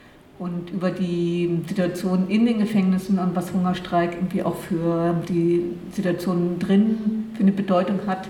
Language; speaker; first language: German; native; German